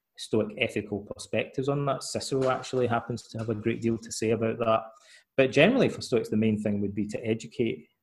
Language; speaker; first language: English; native; English